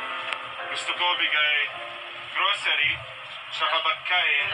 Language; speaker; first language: Filipino; non-native, learner; Arabic